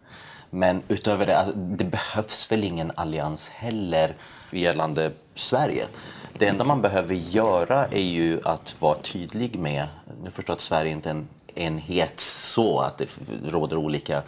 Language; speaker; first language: Swedish; early bilingual, other home language; Persian